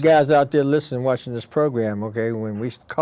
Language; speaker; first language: English; native; English